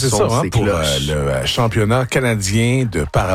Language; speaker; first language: French; native; French